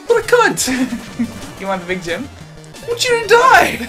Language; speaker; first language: English; native; English